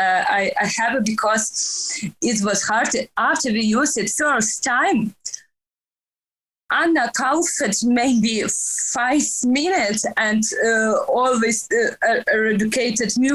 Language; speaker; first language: English; non-native, learner; Ukrainian